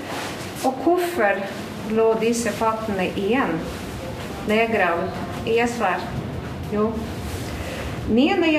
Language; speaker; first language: Norwegian; non-native, fluent; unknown